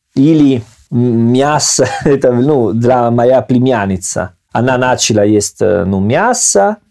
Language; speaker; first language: Russian; non-native, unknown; Italian